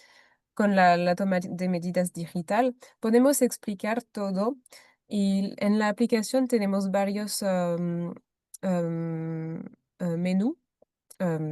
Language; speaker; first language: Spanish; non-native, fluent; French